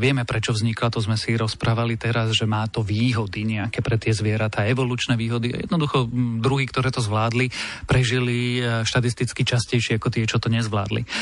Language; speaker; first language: Slovak; native; Slovak